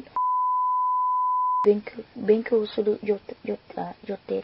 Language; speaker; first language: Japanese; non-native, learner; Lao